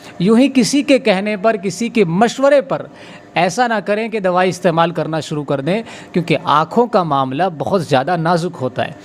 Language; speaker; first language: Urdu; native; Urdu